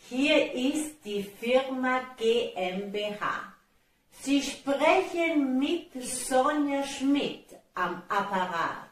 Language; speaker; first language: German; non-native, fluent; Italian